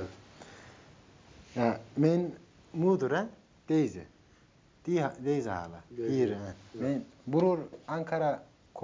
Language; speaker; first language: Dutch; non-native, learner; Turkish